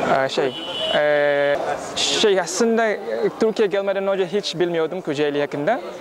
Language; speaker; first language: Turkish; non-native, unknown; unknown